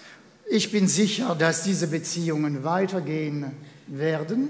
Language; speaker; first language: German; non-native, fluent; French